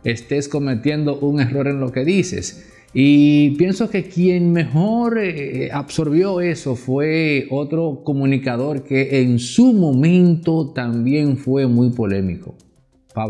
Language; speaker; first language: Spanish; native; Spanish